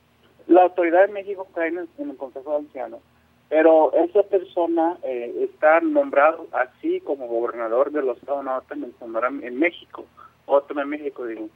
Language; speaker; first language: Spanish; non-native, local second language; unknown